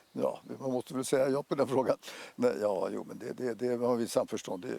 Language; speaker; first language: Swedish; native; Swedish